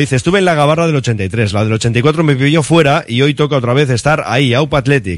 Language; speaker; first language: Spanish; native; Spanish